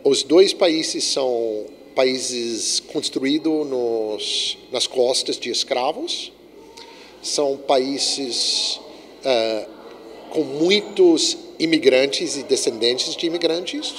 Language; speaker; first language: Portuguese; non-native, fluent; English